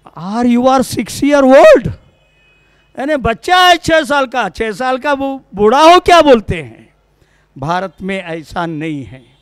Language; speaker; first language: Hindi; non-native, local second language; Kannada